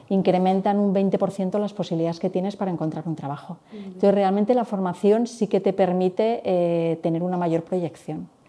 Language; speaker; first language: Spanish; native; Spanish